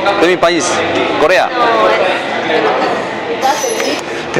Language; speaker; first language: Spanish; non-native, learner; Korean